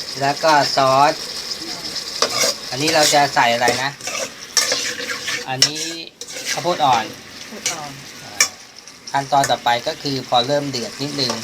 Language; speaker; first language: Thai; native; Thai